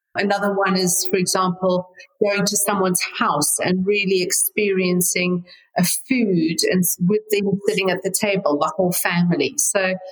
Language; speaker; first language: English; native; English